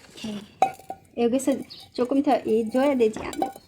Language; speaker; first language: Korean; non-native, learner; Bangla